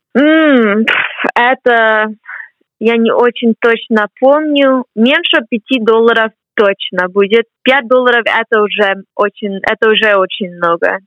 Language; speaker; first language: Russian; non-native, fluent; English